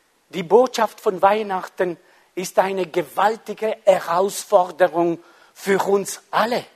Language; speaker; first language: German; non-native, fluent; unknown